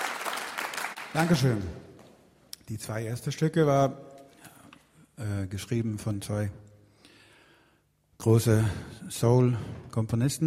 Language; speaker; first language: German; non-native, fluent; Swedish